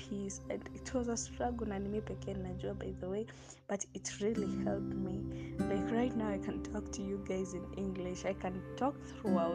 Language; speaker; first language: English; non-native, local second language; Gusii